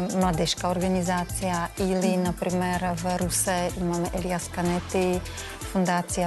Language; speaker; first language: Bulgarian; non-native, learner; Czech